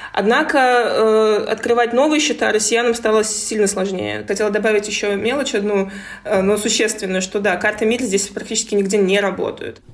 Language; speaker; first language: Russian; native; Russian